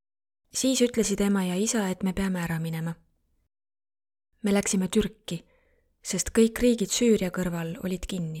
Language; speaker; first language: Estonian; non-native, learner; Arabic